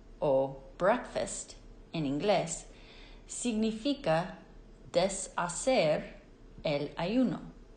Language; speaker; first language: Spanish; non-native, fluent; English